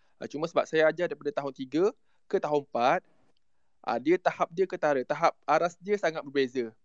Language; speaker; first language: Malay; native; Malay